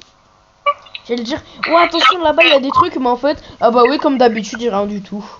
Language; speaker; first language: French; native; French